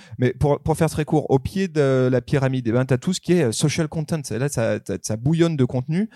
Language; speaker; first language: French; native; French